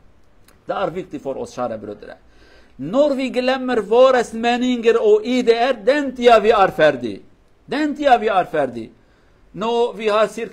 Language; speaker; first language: Norwegian; non-native, fluent; Kurdish